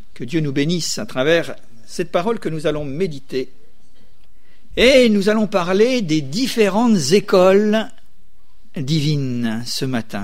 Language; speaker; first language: French; native; French